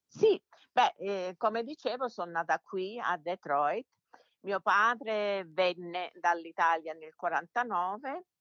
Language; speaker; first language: Italian; early bilingual, heritage; Italian